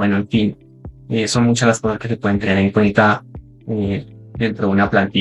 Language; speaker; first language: Spanish; native; Spanish